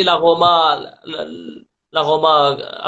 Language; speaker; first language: French; non-native, local second language; Arabic